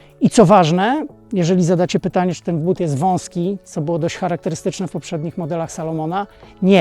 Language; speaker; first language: Polish; native; Polish